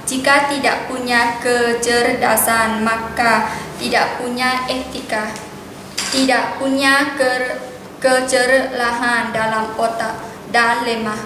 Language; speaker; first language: Indonesian; non-native, learner; Lao